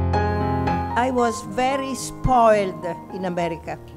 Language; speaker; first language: English; non-native, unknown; Italian